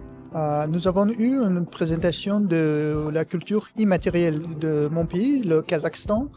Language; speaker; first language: French; non-native, fluent; Kazakh